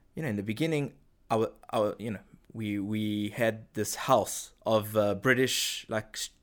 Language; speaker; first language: English; native; English